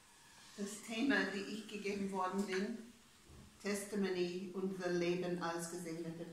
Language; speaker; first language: German; non-native, fluent; English